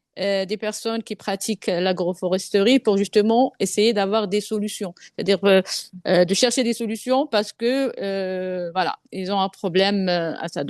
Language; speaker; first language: French; non-native, local second language; Arabic